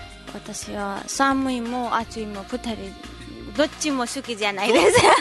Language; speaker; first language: Japanese; non-native, learner; Nepali